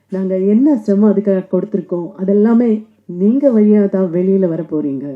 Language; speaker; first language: Tamil; non-native, local second language; Malayalam